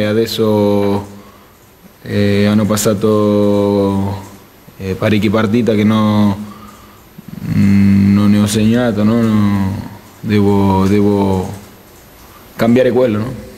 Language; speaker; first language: Italian; non-native, fluent; Spanish